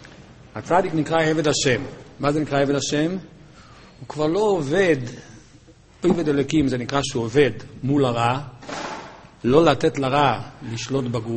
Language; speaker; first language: Hebrew; native; Hebrew